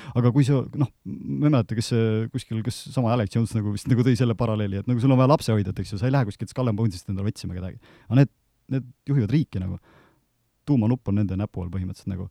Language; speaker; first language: Estonian; native; Estonian